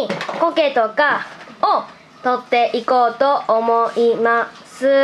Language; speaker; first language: Japanese; native; Japanese